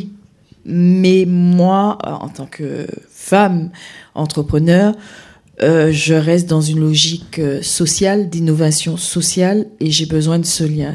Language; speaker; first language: French; native; French